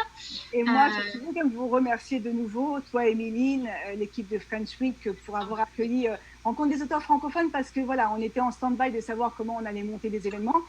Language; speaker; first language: French; native; French